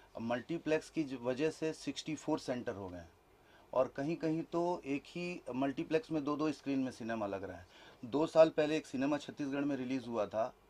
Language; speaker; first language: Hindi; native; Hindi